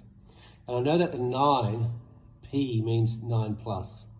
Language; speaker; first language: English; native; English